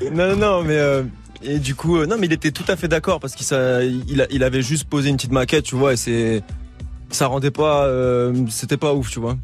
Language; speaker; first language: French; native; French